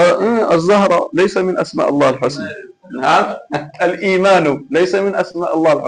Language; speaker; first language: Arabic; non-native, fluent; Malay